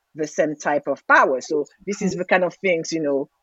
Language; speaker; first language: English; non-native, fluent; French